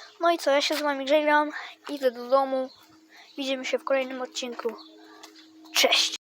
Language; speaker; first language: Polish; native; Polish